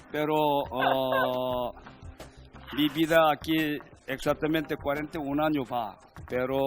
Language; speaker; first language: Spanish; non-native, learner; Korean